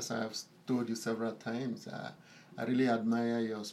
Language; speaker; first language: English; non-native, local second language; Igbo